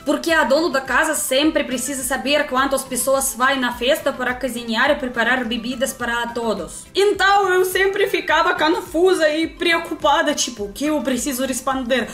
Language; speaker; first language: Portuguese; non-native, fluent; Russian